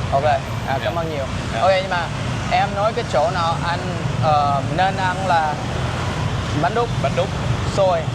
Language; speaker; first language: Vietnamese; early bilingual, heritage; English